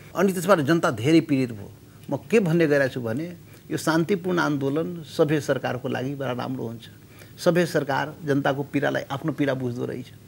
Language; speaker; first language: Nepali; non-native, local second language; Maithili